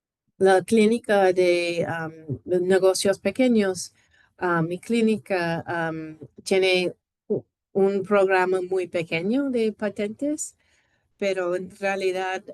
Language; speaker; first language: Spanish; non-native, fluent; English